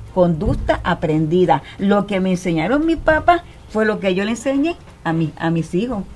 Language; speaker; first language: Spanish; early bilingual, heritage; Spanish